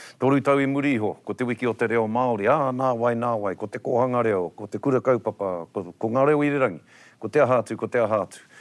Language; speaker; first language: Māori; non-native, local second language; English